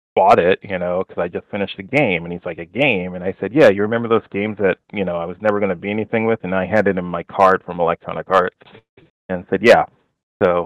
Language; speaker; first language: English; native; English